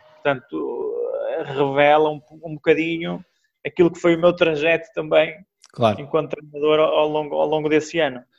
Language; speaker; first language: Portuguese; native; Portuguese